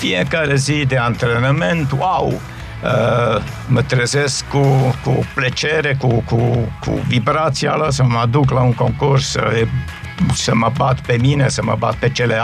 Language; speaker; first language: Romanian; non-native, fluent; German